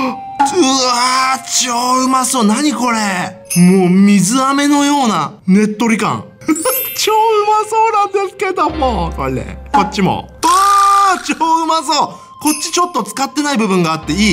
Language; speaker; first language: Japanese; native; Japanese